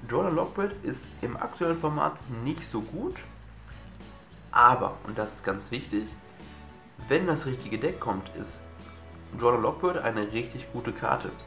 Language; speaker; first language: German; native; German